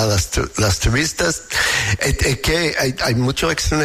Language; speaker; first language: Spanish; non-native, learner; English